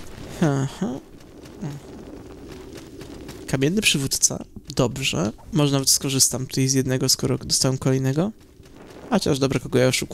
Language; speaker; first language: Polish; native; Polish